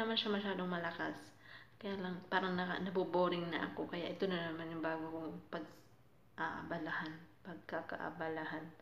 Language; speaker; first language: Filipino; non-native, local second language; Waray